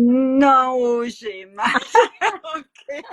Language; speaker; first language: Portuguese; non-native, learner; English